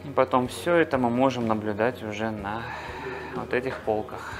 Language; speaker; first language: Russian; native; Russian